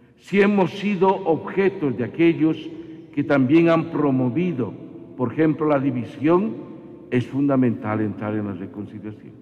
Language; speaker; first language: Spanish; native; Spanish